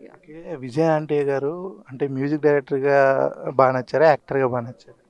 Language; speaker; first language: Telugu; native; Telugu